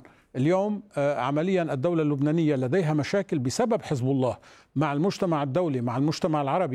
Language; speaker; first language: Arabic; native; Arabic